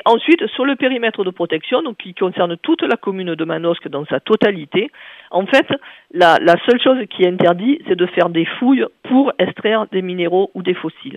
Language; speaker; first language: French; native; French